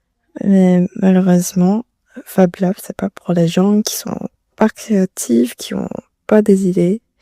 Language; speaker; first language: French; non-native, learner; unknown